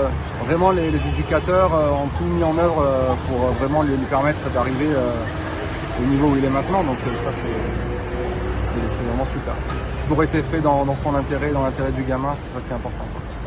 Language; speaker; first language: French; native; French